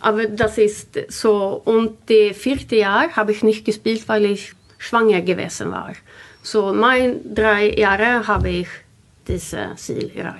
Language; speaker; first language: German; non-native, learner; Swedish